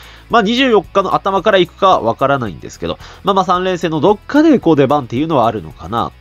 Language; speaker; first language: Japanese; native; Japanese